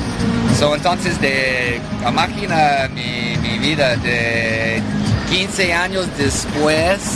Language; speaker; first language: Spanish; non-native, learner; English